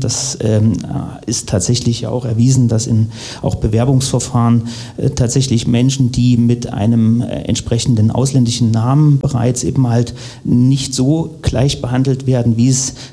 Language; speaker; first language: German; native; German